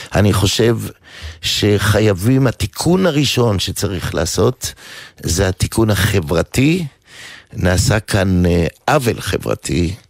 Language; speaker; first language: Hebrew; native; Hebrew